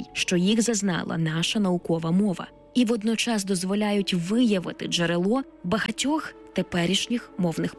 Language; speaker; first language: Ukrainian; native; Ukrainian